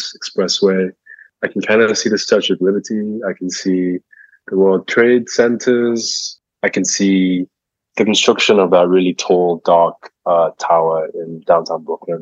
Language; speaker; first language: English; native; English